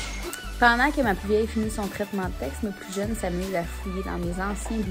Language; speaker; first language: French; native; French